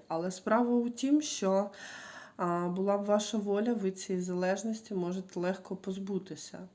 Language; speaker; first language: Ukrainian; non-native, local second language; Russian